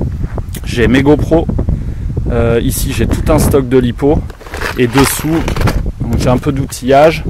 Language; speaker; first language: French; native; French